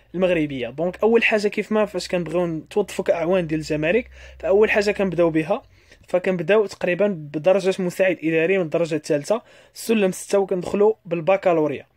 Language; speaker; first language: Arabic; native; Arabic